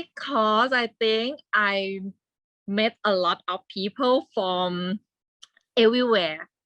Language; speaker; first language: English; non-native, learner; Thai